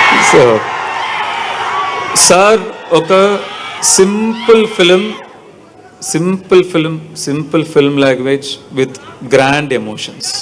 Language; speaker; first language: Telugu; non-native, learner; Tamil